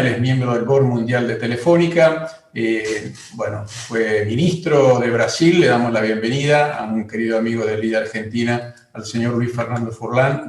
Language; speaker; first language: Spanish; native; Spanish